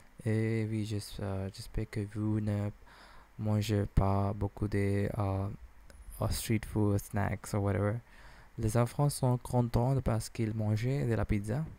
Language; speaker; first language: French; non-native, learner; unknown